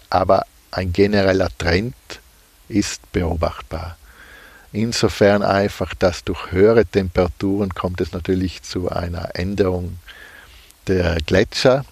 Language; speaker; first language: German; native; German